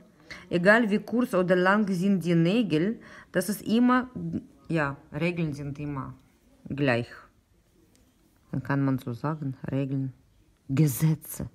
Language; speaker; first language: German; non-native, learner; Russian